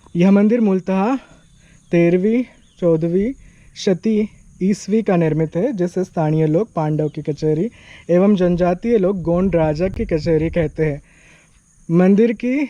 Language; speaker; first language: Hindi; non-native, local second language; Marathi